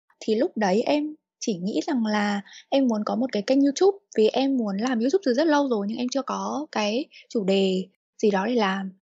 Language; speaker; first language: Vietnamese; native; Vietnamese